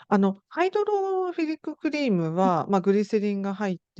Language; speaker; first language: Japanese; native; Japanese